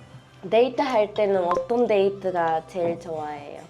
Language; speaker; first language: Korean; non-native, learner; Japanese